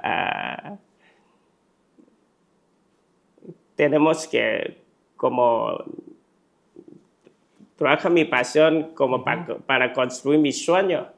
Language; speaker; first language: Spanish; non-native, learner; Chinese